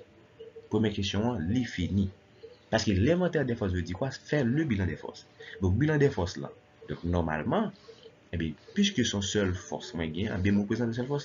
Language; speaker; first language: French; non-native, local second language; Haitian Creole